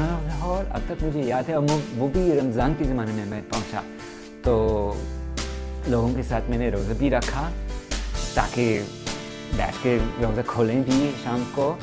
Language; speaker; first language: Hindi; non-native, fluent; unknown